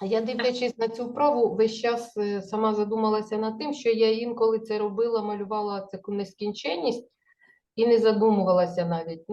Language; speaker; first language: Ukrainian; native; Ukrainian